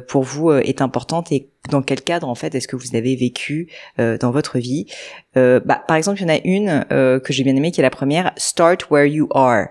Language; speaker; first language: French; native; French